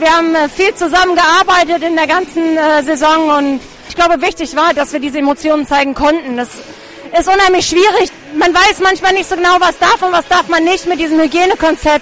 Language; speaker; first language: German; native; German